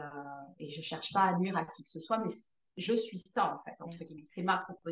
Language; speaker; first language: French; native; French